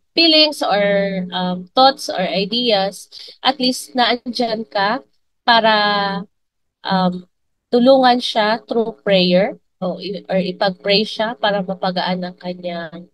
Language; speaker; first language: Filipino; non-native, local second language; Bikol